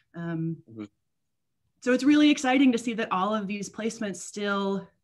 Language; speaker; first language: English; native; English